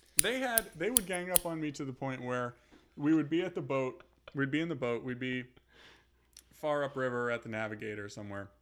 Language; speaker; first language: English; native; English